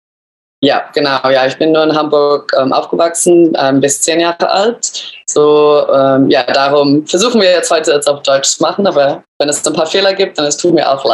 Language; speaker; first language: German; early bilingual, other home language; English